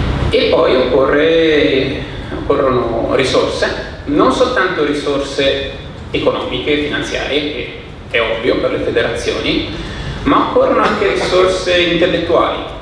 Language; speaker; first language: Italian; native; Italian